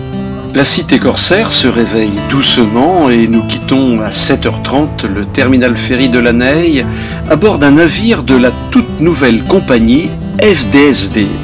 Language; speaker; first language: French; native; French